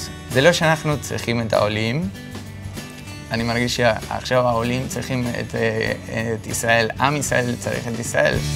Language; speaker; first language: Hebrew; non-native, fluent; Spanish